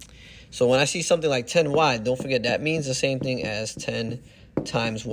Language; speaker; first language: English; native; English